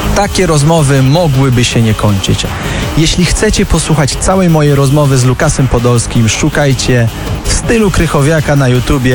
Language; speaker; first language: Polish; native; Polish